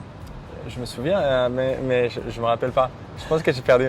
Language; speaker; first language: French; native; French